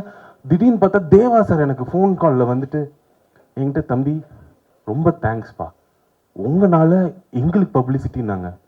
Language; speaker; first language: Tamil; native; Tamil